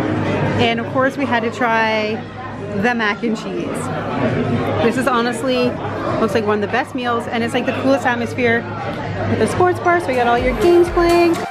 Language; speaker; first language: English; native; English